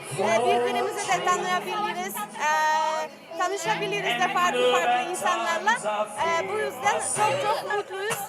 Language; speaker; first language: Turkish; non-native, fluent; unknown